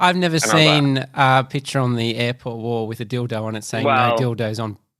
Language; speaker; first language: English; native; English